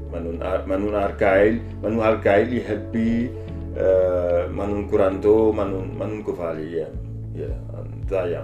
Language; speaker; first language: Welsh; non-native, learner; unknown